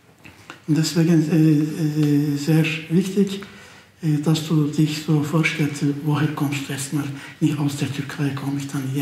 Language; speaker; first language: German; non-native, fluent; Turkish